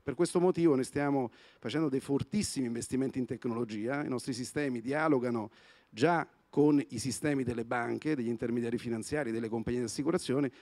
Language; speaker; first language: Italian; native; Italian